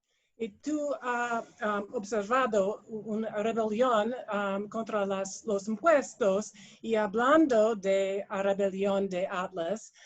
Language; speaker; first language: Spanish; non-native, learner; English